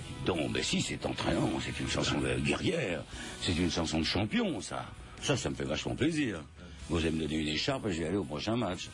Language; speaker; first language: French; native; French